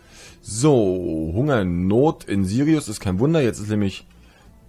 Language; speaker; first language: German; native; German